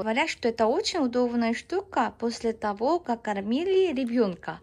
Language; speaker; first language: Russian; non-native, learner; Korean